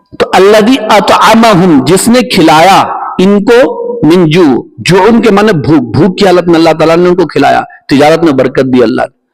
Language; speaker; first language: Urdu; native; Urdu